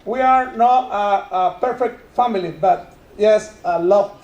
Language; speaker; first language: English; non-native, learner; Spanish